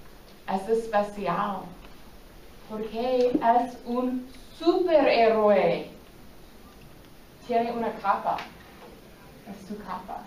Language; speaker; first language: Spanish; non-native, fluent; English